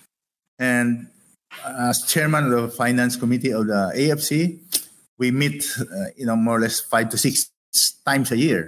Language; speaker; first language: English; non-native, local second language; Hiligaynon